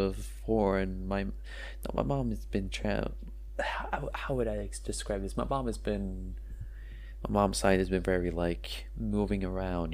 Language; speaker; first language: English; non-native, fluent; Norwegian